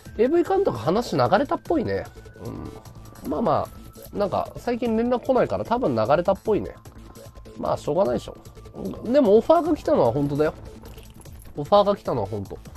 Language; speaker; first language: Japanese; native; Japanese